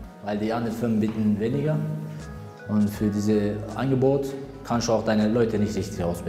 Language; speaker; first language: German; non-native, fluent; Turkish